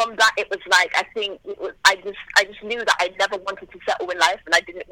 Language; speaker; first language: English; native; English